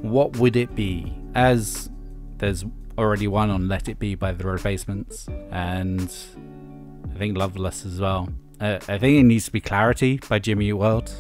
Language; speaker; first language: English; native; English